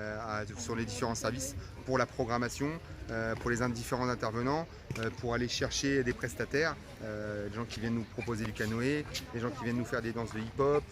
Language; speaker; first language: French; native; French